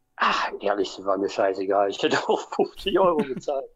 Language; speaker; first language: German; native; German